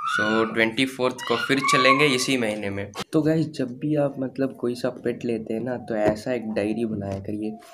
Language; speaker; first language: Hindi; non-native, local second language; Tamil